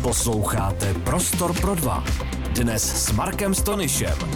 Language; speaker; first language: Czech; native; Czech